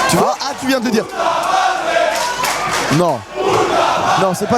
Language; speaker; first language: French; native; French